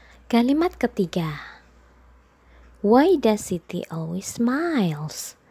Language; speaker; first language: English; non-native, fluent; Indonesian